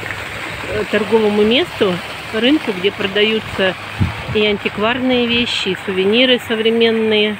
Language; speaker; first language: Russian; native; Russian